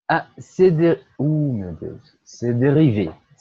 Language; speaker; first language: French; non-native, fluent; Portuguese